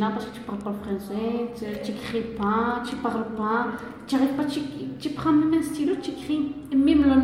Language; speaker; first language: French; non-native, learner; Arabic